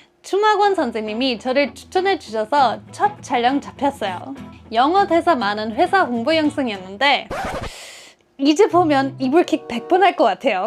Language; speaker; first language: Korean; non-native, fluent; German